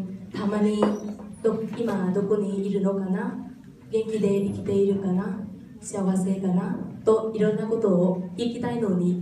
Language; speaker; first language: Japanese; non-native, fluent; Vietnamese